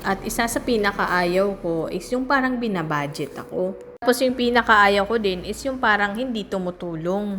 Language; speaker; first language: Filipino; native; Filipino